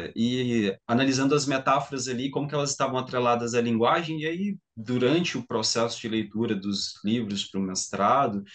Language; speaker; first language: Portuguese; native; Portuguese